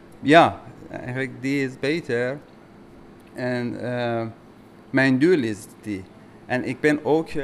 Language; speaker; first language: Dutch; non-native, learner; Persian